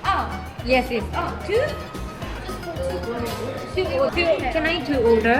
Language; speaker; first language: English; non-native, learner; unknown